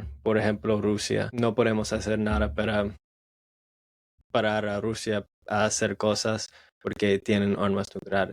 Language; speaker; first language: Spanish; non-native, learner; English